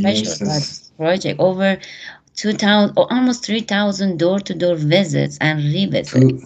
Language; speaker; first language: English; non-native, fluent; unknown